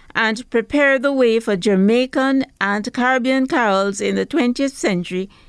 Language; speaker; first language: English; native; English